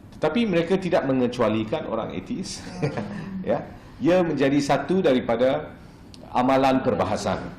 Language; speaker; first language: Malay; non-native, local second language; English